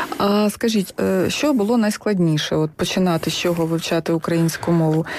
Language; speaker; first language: Ukrainian; native; Ukrainian